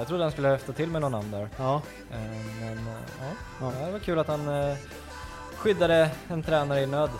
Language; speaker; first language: Swedish; native; Swedish